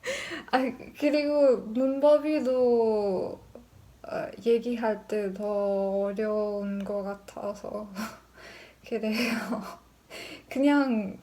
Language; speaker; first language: Korean; non-native, learner; English